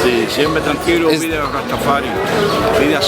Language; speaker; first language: Spanish; native; Spanish